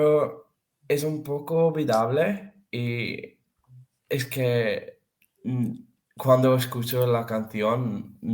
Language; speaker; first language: Spanish; non-native, fluent; Serbian